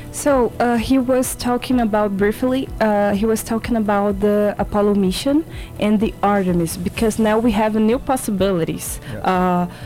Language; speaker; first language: English; non-native, fluent; Portuguese